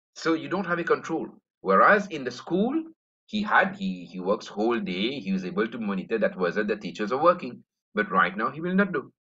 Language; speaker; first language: English; non-native, local second language; Morisyen